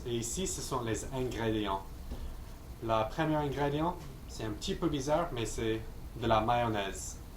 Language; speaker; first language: French; non-native, learner; English